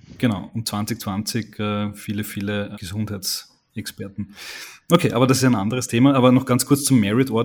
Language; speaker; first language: German; native; German